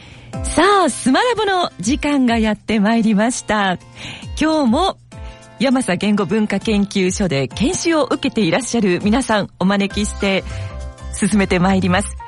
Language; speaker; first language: Japanese; native; Japanese